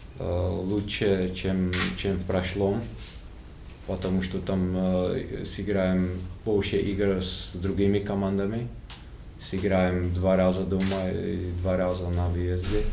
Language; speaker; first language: Russian; non-native, fluent; Czech